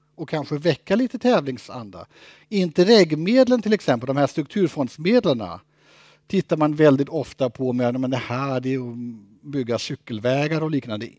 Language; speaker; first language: Swedish; non-native, fluent; German